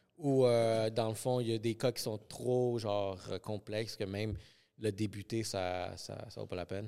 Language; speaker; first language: French; early bilingual, other home language; Spanish